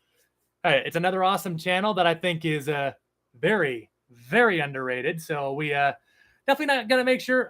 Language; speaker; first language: English; native; English